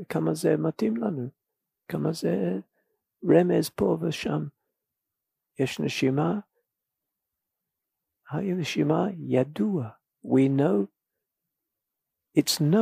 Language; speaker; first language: Hebrew; non-native, fluent; English